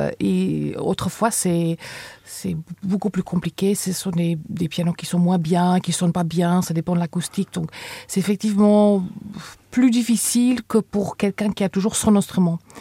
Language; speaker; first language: French; non-native, fluent; Afrikaans